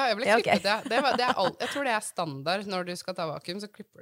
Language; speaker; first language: Norwegian; native; Norwegian